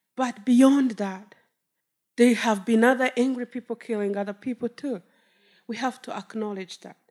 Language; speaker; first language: English; non-native, local second language; Kinyarwanda